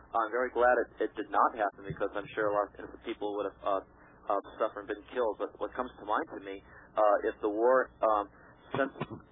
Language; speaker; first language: English; native; English